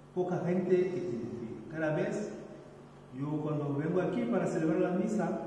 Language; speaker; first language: Spanish; non-native, fluent; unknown